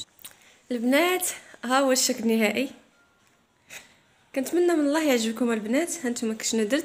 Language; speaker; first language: Arabic; native; Arabic